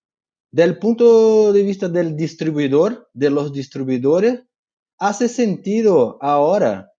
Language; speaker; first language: Spanish; non-native, fluent; Portuguese